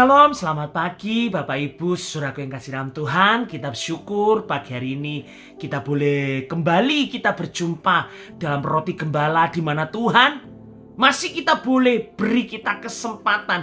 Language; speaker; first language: Indonesian; native; Indonesian